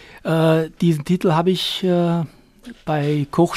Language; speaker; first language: German; non-native, fluent; Albanian